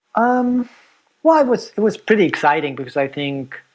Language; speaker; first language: English; non-native, fluent; German